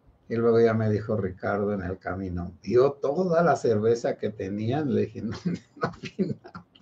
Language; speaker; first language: Spanish; native; Spanish